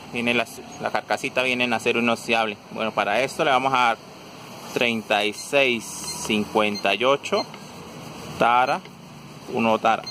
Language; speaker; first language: Spanish; native; Spanish